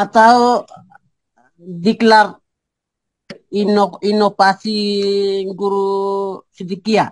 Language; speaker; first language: Indonesian; non-native, local second language; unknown